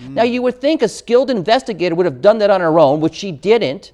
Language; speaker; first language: English; native; English